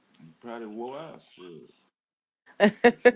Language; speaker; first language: English; native; English